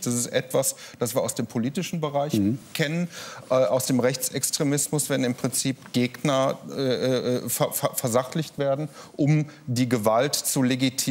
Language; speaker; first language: German; native; German